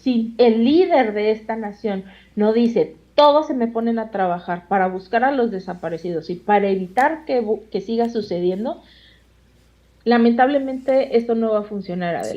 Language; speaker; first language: Spanish; native; Spanish